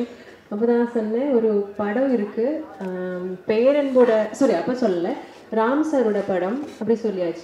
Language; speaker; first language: Tamil; non-native, learner; Malayalam